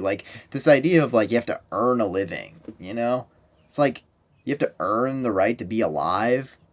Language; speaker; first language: English; native; English